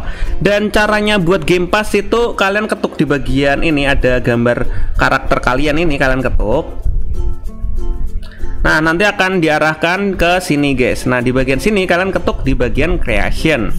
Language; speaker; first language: Indonesian; native; Indonesian